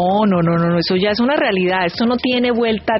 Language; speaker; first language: Spanish; native; Spanish